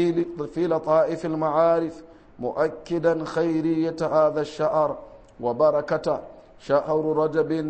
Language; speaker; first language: Arabic; non-native, fluent; Hausa